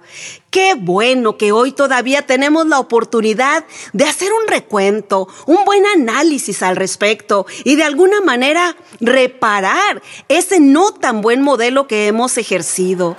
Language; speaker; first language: Spanish; native; Spanish